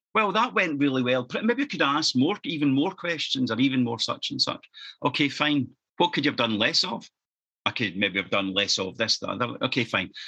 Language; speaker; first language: English; native; English